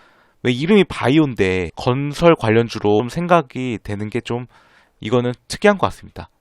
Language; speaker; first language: Korean; native; Korean